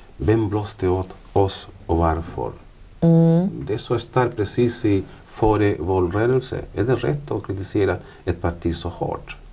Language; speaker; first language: Swedish; non-native, fluent; Spanish